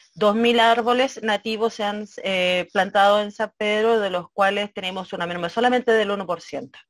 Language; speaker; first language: Spanish; native; Spanish